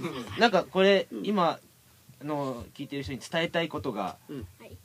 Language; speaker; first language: Japanese; native; Japanese